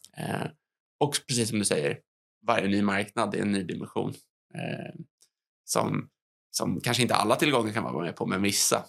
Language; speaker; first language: Swedish; native; Swedish